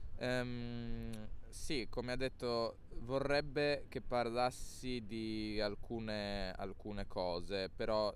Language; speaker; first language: Italian; native; Italian